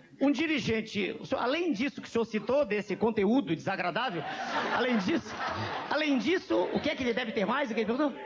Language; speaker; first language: Portuguese; native; Portuguese